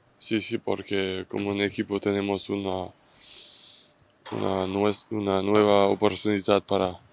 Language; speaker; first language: Spanish; non-native, learner; French